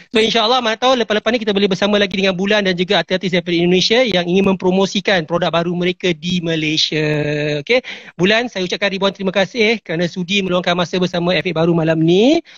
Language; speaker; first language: Malay; native; Malay